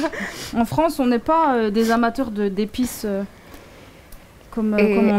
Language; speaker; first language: French; native; French